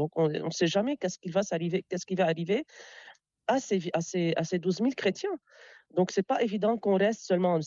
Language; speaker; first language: French; non-native, local second language; Arabic